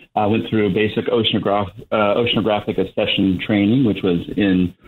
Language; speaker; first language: English; native; English